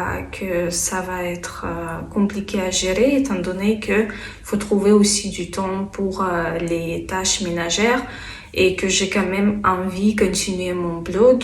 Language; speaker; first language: French; non-native, fluent; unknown